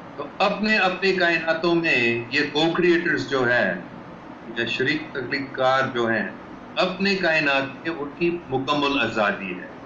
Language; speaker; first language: Urdu; non-native, fluent; English